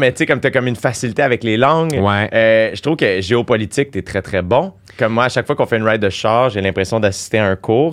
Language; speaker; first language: French; native; French